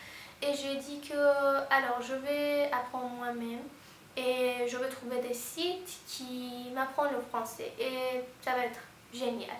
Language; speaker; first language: French; non-native, fluent; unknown